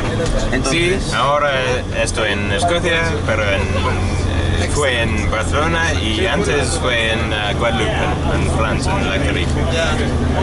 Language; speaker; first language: Spanish; non-native, learner; English